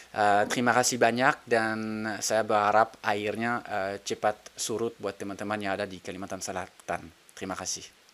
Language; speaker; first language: Indonesian; non-native, fluent; French